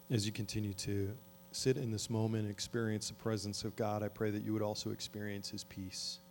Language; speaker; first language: English; native; English